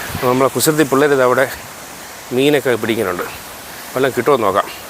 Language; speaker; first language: Malayalam; native; Malayalam